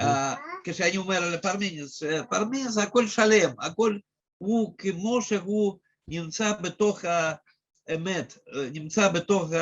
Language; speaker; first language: Hebrew; non-native, fluent; Russian